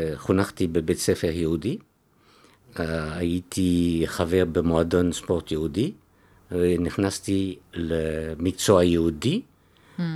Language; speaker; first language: Hebrew; non-native, fluent; French